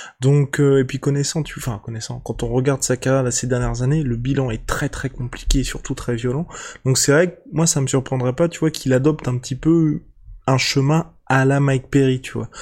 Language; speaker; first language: French; native; French